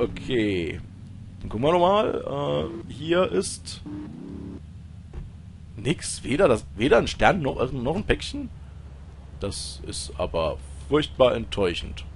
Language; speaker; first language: German; native; German